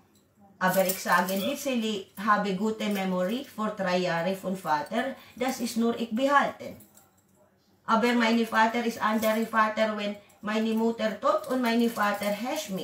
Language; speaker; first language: German; non-native, learner; Waray